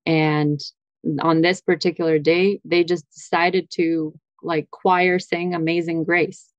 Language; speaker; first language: English; early bilingual, other home language; Russian